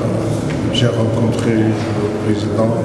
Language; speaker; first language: French; non-native, local second language; Arabic